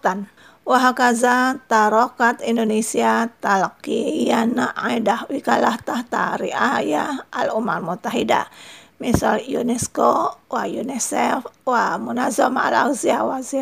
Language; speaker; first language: Arabic; non-native, fluent; Indonesian